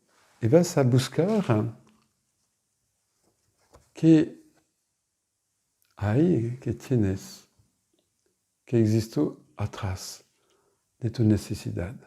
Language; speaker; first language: Spanish; non-native, fluent; French